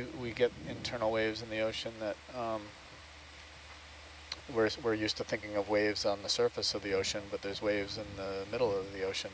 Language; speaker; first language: English; native; English